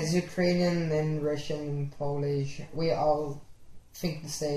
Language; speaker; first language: English; non-native, fluent; Portuguese